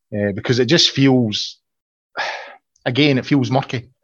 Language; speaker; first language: English; native; English